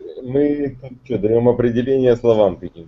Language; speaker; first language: Russian; native; Russian